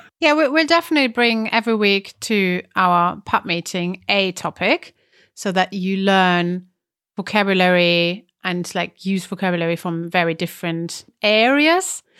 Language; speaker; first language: English; non-native, fluent; German